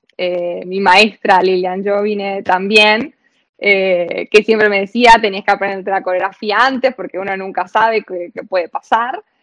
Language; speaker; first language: Spanish; native; Spanish